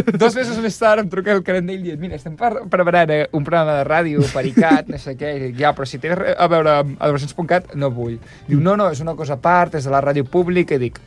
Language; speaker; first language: Catalan; early bilingual, other home language; Chinese